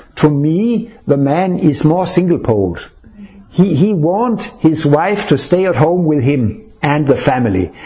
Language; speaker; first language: English; non-native, fluent; Danish